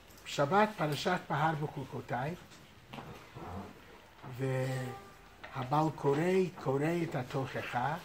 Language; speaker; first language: Hebrew; non-native, fluent; English